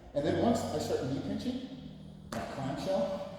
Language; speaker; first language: English; native; English